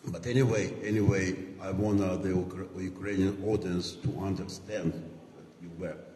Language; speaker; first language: English; non-native, fluent; Ukrainian